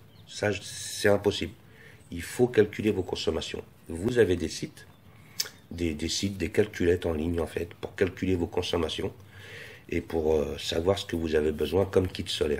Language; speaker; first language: French; native; French